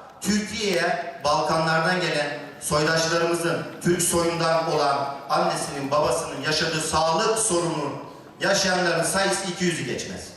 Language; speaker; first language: Turkish; native; Turkish